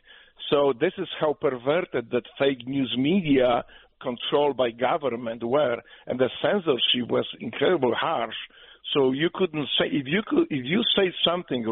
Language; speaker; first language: English; non-native, fluent; Polish